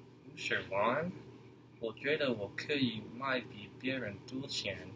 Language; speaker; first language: Chinese; non-native, learner; English